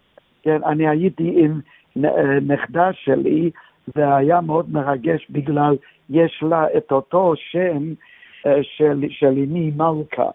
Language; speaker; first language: Hebrew; non-native, fluent; English